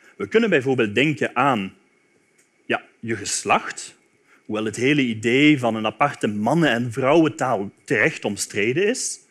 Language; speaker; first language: Dutch; native; Dutch